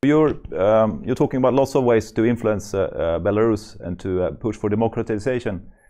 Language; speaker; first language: English; non-native, fluent; Swedish